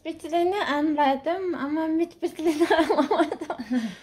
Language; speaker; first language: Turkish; non-native, learner; Azerbaijani